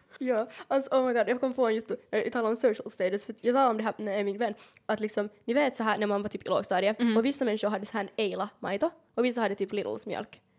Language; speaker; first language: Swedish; native; Swedish